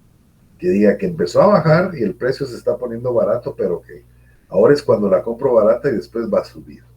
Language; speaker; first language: Spanish; native; Spanish